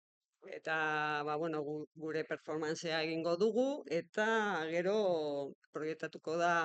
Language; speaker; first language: Basque; non-native, local second language; Spanish